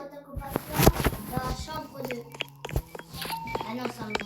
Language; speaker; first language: French; native; French